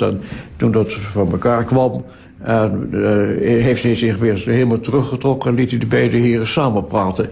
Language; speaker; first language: Dutch; native; Dutch